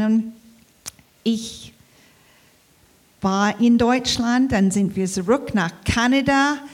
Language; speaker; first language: German; early bilingual, heritage; English